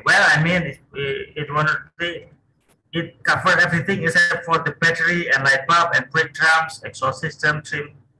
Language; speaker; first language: English; non-native, fluent; Indonesian